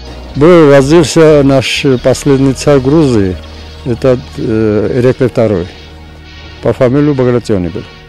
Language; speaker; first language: Russian; non-native, local second language; Georgian